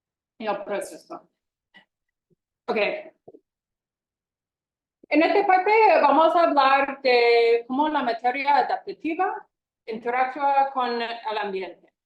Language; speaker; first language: Spanish; non-native, fluent; English